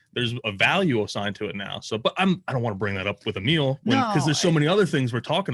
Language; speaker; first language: English; native; English